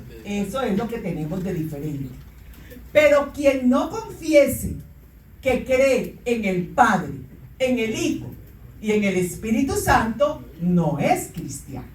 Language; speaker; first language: Spanish; native; Spanish